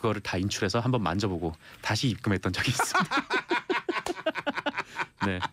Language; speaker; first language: Korean; native; Korean